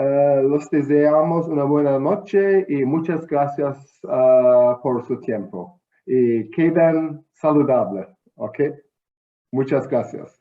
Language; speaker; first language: Spanish; non-native, fluent; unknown